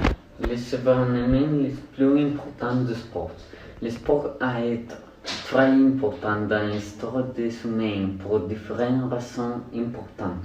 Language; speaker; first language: French; non-native, learner; Spanish